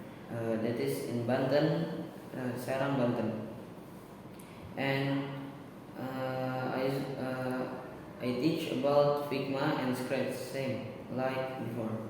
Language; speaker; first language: English; non-native, learner; Indonesian